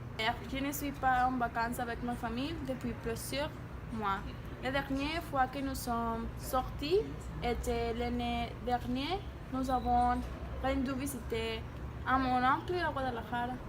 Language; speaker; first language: French; non-native, learner; Spanish